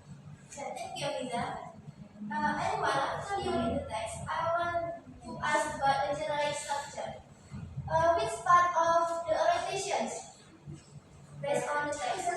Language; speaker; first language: English; non-native, learner; Indonesian